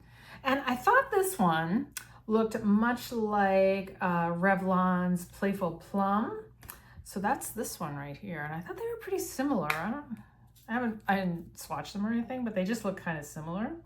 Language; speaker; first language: English; native; English